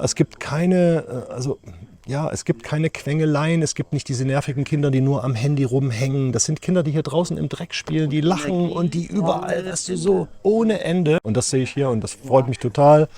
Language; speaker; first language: German; native; German